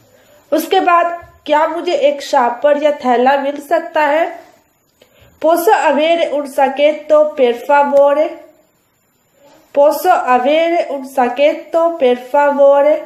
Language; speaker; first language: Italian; non-native, fluent; Urdu